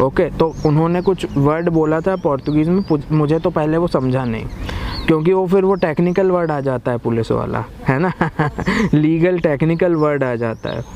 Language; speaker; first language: Hindi; native; Hindi